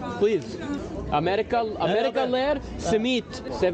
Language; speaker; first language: Turkish; non-native, learner; English